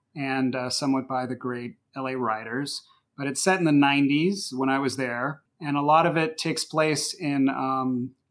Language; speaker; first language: English; native; English